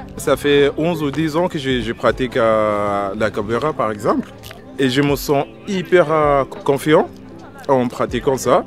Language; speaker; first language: French; non-native, fluent; Arabic